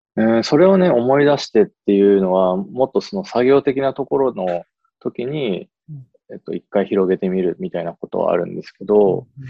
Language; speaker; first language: Japanese; native; Japanese